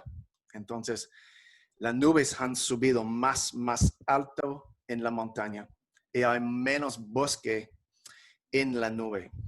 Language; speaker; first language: Spanish; non-native, fluent; English